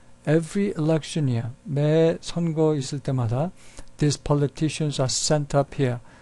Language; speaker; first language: English; non-native, fluent; Korean